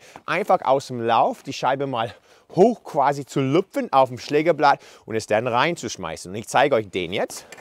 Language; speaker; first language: German; non-native, fluent; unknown